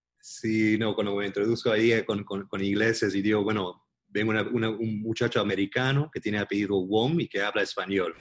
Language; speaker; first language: Spanish; early bilingual, heritage; Spanish